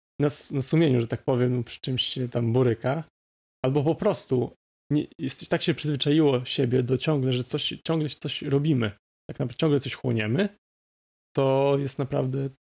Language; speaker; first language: Polish; native; Polish